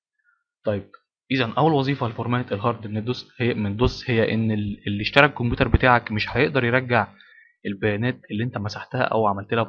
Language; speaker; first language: Arabic; native; Arabic